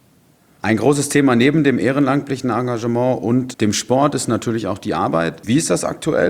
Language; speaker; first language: German; native; German